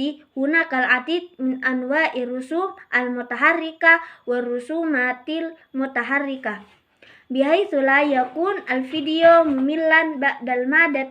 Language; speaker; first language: Arabic; non-native, learner; Indonesian